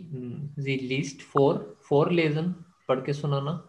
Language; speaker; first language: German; non-native, fluent; Urdu